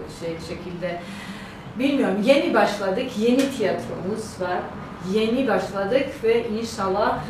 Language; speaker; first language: Turkish; non-native, learner; Georgian